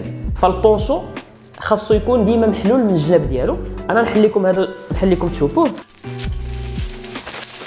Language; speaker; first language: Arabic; native; Arabic